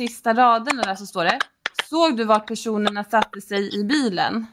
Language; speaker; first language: Swedish; native; Swedish